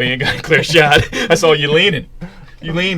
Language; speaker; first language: English; native; English